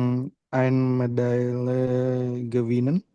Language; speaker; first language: German; non-native, learner; Indonesian